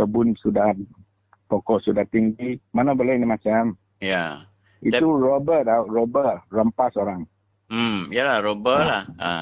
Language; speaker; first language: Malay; non-native, local second language; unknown